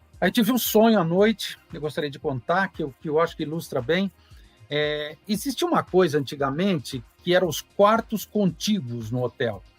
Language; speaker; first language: Portuguese; native; Portuguese